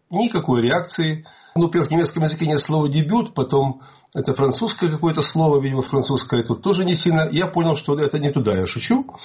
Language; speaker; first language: Russian; native; Russian